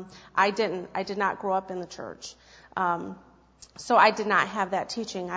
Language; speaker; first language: English; native; English